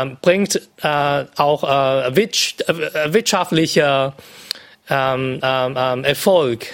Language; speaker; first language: German; non-native, fluent; Cantonese